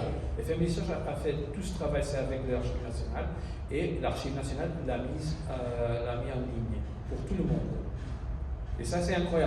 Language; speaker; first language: French; non-native, fluent; Portuguese